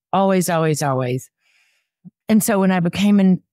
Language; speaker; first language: English; native; English